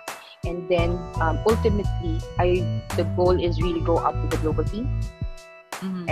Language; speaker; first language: English; non-native, local second language; Filipino